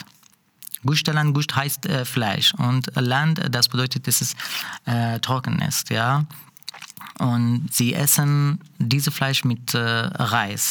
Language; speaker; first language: German; non-native, learner; Persian